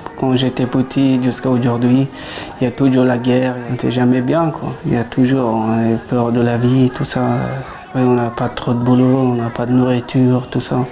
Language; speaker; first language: French; non-native, learner; Persian